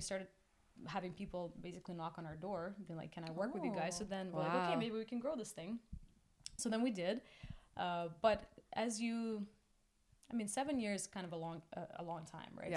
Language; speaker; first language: English; non-native, fluent; Russian